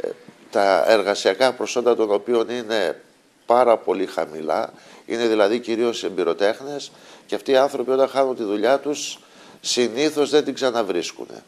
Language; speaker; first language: Greek; native; Greek